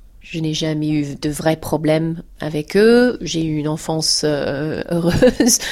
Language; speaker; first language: French; non-native, fluent; English